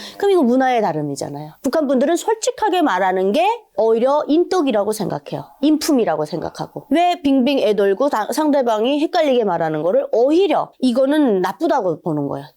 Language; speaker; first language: Korean; native; Korean